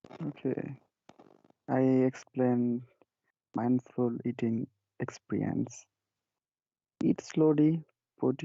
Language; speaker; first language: English; non-native, learner; Bangla